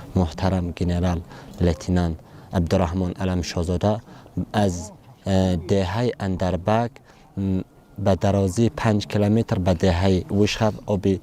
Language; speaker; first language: Tajik; non-native, local second language; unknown